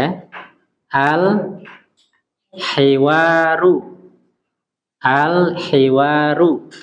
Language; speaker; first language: Arabic; non-native, fluent; Indonesian